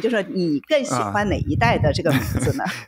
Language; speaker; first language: Chinese; native; Chinese